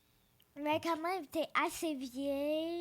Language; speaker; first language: French; early bilingual, other home language; Ukrainian